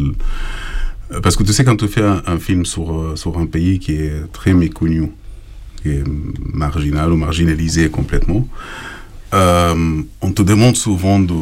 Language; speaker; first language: French; non-native, fluent; Arabic